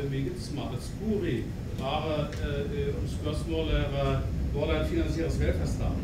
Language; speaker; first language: Norwegian; non-native, fluent; German